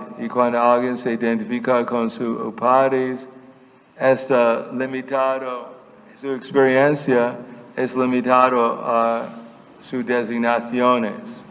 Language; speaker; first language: Spanish; non-native, fluent; English